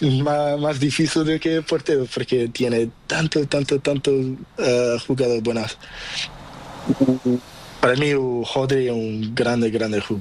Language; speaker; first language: Spanish; non-native, learner; Portuguese